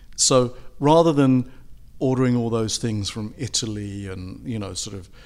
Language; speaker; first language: English; native; English